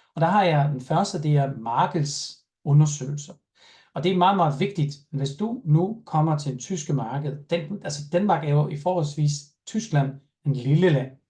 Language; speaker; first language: Danish; non-native, fluent; German